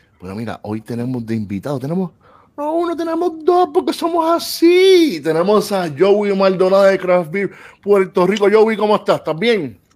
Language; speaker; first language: Spanish; native; Spanish